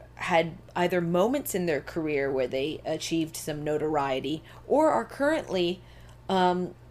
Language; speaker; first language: English; native; English